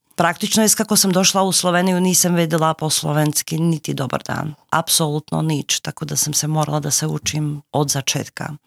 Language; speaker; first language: Slovenian; non-native, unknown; Slovak